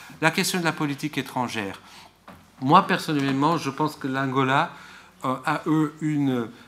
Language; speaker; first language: French; non-native, fluent; Portuguese